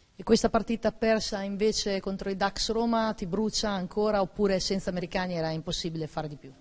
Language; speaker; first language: Italian; native; Italian